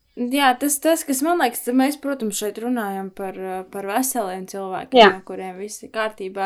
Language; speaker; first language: Latvian; native; Latvian